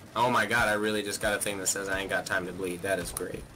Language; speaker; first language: English; native; English